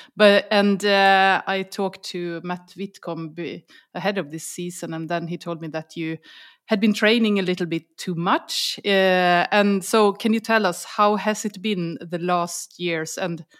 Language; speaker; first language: English; non-native, fluent; Swedish